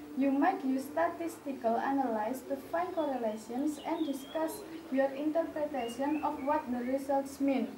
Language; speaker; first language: English; non-native, learner; Indonesian